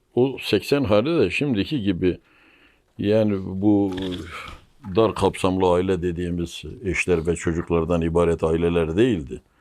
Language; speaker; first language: Turkish; native; Turkish